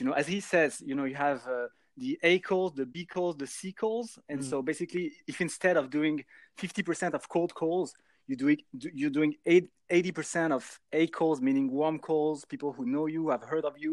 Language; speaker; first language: English; non-native, fluent; French